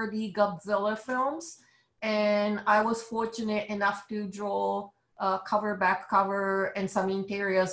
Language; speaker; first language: English; non-native, fluent; Japanese